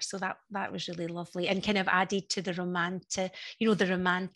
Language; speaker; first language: English; native; English